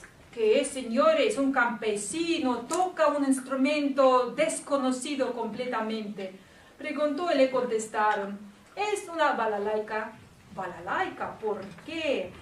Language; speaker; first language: Spanish; non-native, fluent; Russian